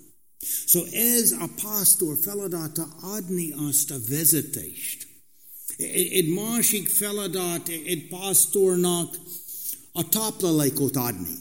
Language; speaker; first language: Hungarian; non-native, fluent; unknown